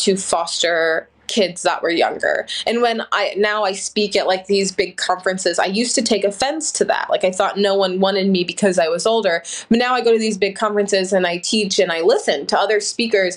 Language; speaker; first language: English; native; English